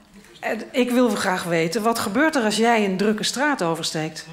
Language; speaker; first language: Dutch; native; Dutch